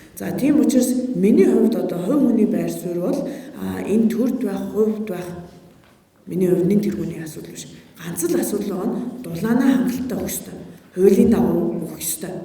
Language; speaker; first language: Mongolian; native; Mongolian